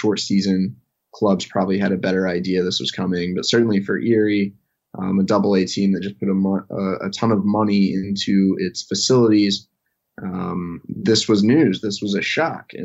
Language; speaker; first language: English; native; English